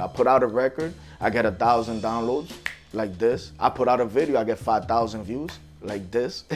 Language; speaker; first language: English; early bilingual, other home language; Spanish